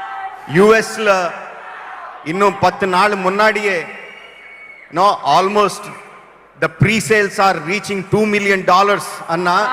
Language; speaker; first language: Tamil; non-native, local second language; Telugu